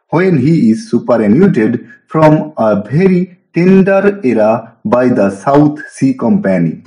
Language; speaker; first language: English; non-native, local second language; Bangla